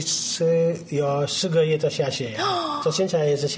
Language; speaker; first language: Chinese; non-native, learner; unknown